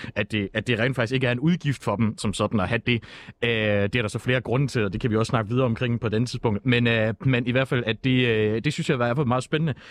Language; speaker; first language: Danish; native; Danish